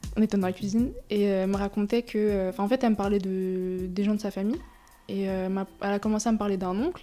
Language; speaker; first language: French; native; French